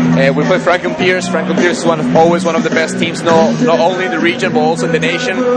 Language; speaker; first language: English; non-native, fluent; Spanish